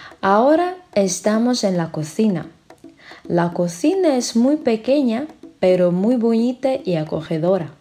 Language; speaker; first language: Spanish; non-native, fluent; Russian